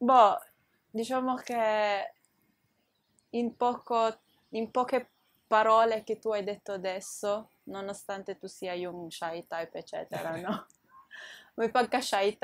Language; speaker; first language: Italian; early bilingual, other home language; Filipino